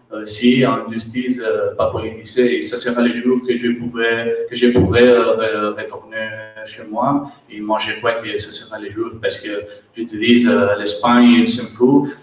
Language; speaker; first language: French; non-native, learner; Catalan